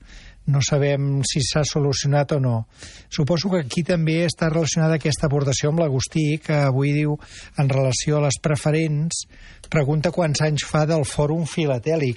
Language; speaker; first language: Catalan; native; Catalan